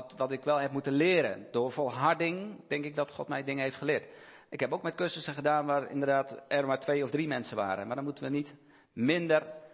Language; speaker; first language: Dutch; native; Dutch